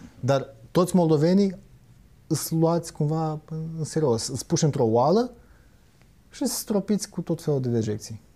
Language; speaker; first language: Romanian; native; Romanian